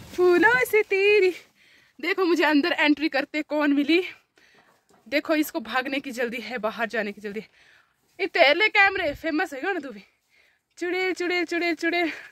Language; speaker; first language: Hindi; non-native, local second language; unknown